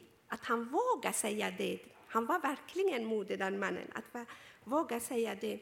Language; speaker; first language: Swedish; non-native, fluent; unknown